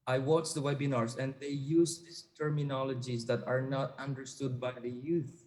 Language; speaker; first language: English; non-native, fluent; Indonesian